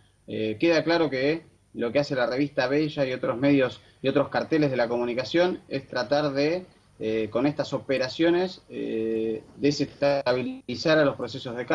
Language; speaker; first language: Spanish; native; Spanish